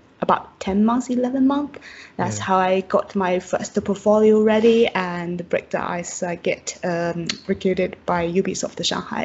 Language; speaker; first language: English; non-native, fluent; Chinese